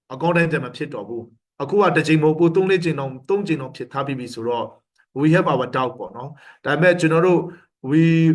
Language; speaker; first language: Burmese; non-native, local second language; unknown